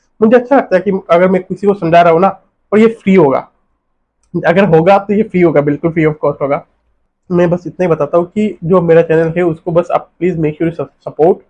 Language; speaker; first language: Hindi; non-native, local second language; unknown